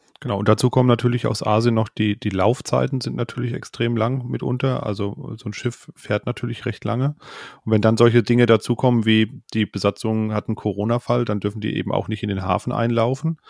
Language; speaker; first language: German; native; German